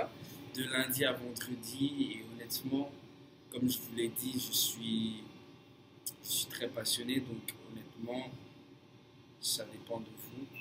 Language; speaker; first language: French; non-native, fluent; English